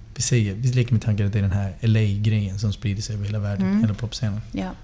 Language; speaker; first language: Swedish; native; Swedish